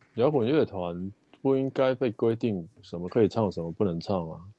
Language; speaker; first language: Chinese; non-native, local second language; Min Nan Chinese